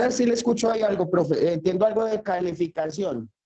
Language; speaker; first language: Spanish; native; Spanish